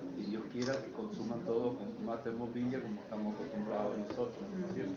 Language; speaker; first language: Spanish; native; Spanish